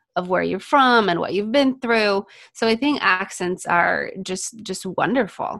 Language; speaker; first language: English; non-native, fluent; Polish